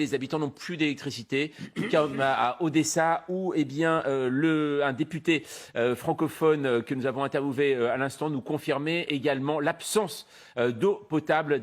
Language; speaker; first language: French; native; French